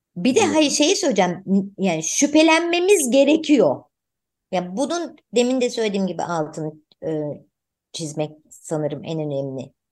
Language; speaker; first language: Turkish; native; Turkish